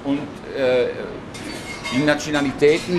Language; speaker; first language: German; non-native, learner; Dutch